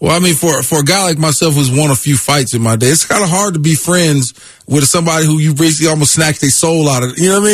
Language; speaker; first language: English; native; English